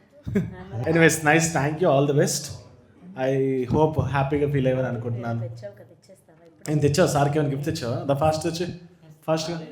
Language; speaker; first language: Telugu; native; Telugu